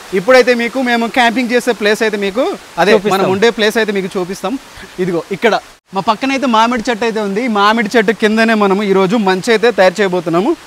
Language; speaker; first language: Telugu; non-native, local second language; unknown